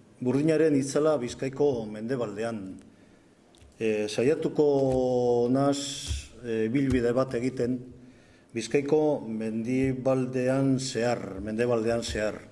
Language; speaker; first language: Basque; non-native, local second language; Spanish